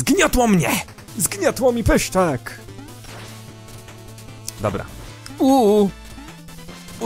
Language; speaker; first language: Polish; native; Polish